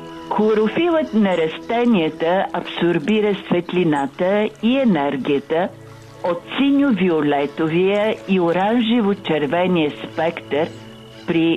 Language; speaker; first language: Bulgarian; native; Bulgarian